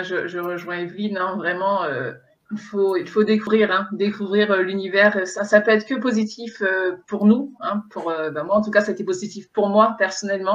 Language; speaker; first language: French; native; French